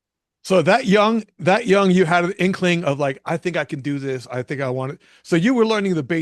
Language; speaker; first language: English; native; English